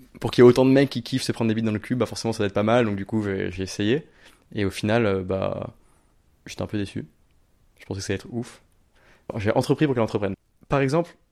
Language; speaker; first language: French; native; French